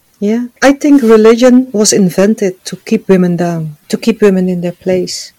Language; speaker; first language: English; non-native, fluent; Dutch